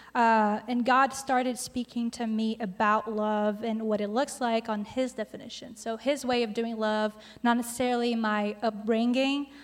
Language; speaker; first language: English; non-native, fluent; Portuguese